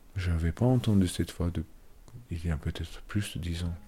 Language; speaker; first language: French; non-native, fluent; Turkish